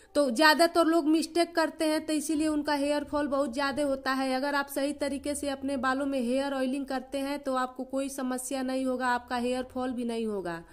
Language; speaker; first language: Hindi; native; Hindi